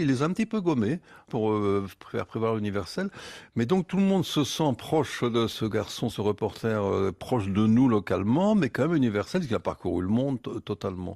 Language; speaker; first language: French; native; French